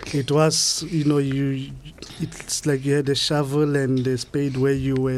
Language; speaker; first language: English; non-native, local second language; Southern Sotho